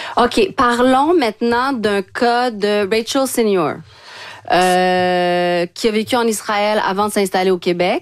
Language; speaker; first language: French; native; French